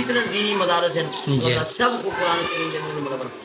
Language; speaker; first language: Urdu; non-native, local second language; Saraiki